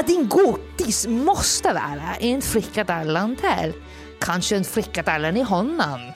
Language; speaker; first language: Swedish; non-native, learner; Danish